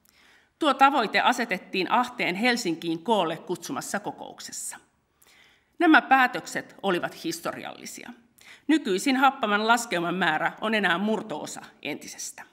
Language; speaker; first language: Finnish; native; Finnish